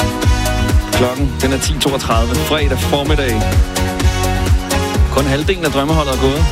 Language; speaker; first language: Danish; native; Danish